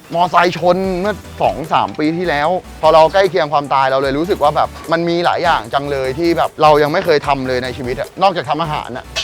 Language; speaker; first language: Thai; native; Thai